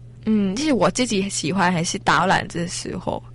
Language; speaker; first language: Chinese; non-native, learner; Thai